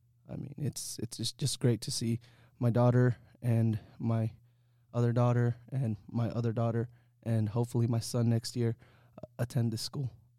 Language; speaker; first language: English; early bilingual, other home language; Spanish